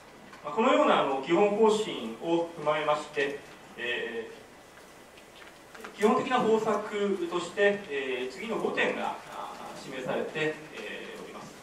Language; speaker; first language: Japanese; native; Japanese